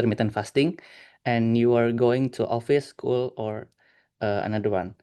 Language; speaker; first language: English; non-native, learner; Indonesian